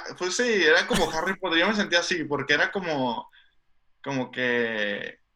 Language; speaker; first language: Spanish; native; Spanish